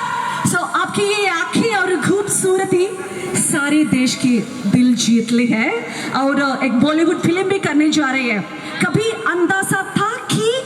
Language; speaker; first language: Hindi; non-native, local second language; Malayalam